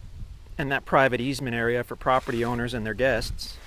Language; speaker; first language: English; native; English